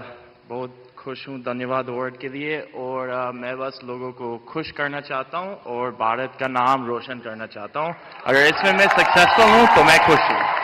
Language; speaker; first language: Hindi; non-native, fluent; English